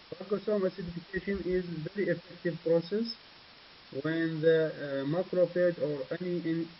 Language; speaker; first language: English; non-native, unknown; Arabic